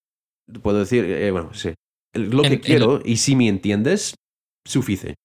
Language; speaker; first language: Spanish; non-native, fluent; English